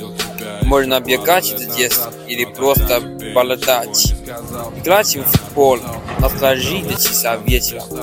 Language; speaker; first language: Russian; non-native, learner; Chinese